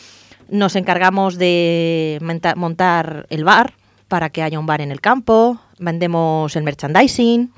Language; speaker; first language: Spanish; native; Spanish